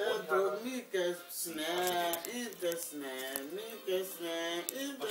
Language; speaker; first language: Swedish; non-native, learner; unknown